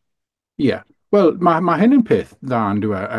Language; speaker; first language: Welsh; native; Welsh